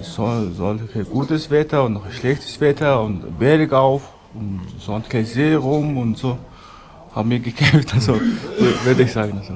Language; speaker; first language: German; non-native, fluent; Mongolian